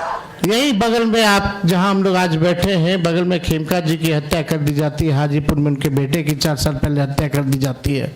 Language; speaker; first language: Hindi; native; Hindi